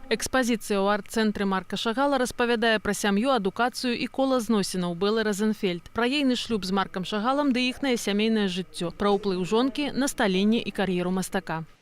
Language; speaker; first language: Belarusian; native; Belarusian